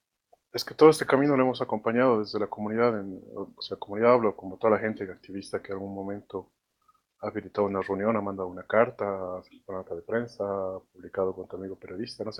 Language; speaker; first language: Spanish; native; Spanish